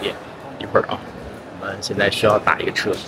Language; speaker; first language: Chinese; native; Chinese